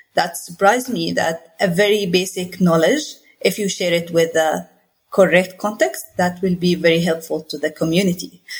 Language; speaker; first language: English; non-native, fluent; Arabic